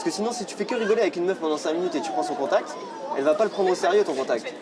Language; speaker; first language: French; native; French